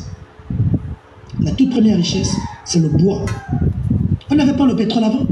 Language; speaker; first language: French; native; French